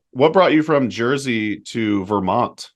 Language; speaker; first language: English; native; English